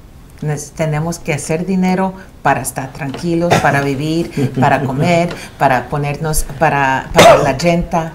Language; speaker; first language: Spanish; early bilingual, heritage; Spanish